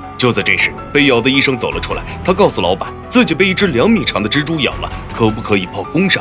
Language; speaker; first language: Chinese; native; Chinese